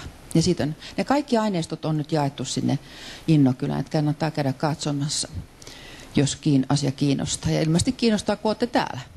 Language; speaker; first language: Finnish; native; Finnish